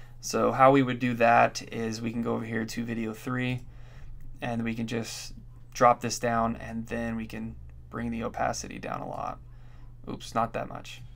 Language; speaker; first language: English; native; English